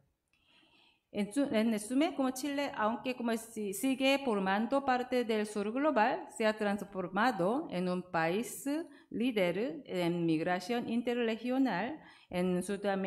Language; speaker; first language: Spanish; non-native, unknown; Korean